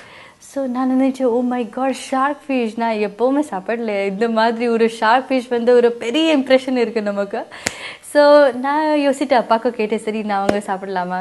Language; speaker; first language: Tamil; non-native, learner; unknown